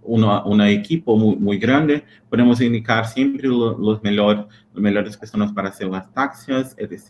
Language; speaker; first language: Spanish; non-native, learner; Portuguese